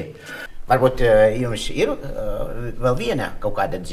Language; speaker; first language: Latvian; non-native, learner; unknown